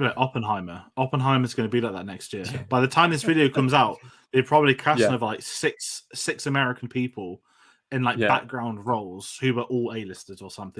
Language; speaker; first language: English; native; English